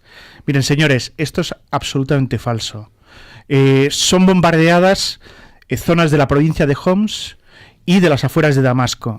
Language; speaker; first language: Spanish; native; Spanish